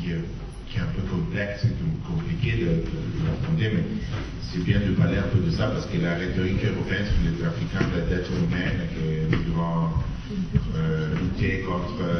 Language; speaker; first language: French; non-native, fluent; Italian